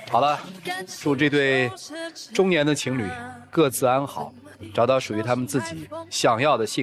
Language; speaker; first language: Chinese; native; Chinese